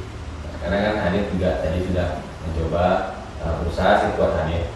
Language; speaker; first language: Indonesian; native; Indonesian